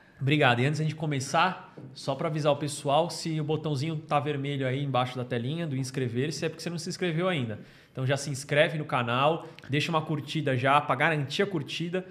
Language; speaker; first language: Portuguese; native; Portuguese